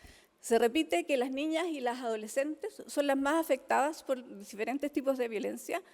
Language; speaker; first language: Spanish; native; Spanish